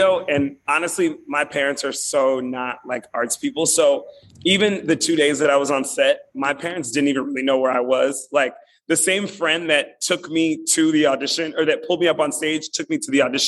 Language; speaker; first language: English; native; English